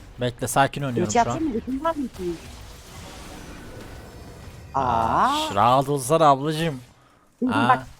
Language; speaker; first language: Turkish; native; Turkish